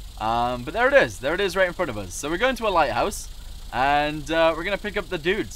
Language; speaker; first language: English; native; English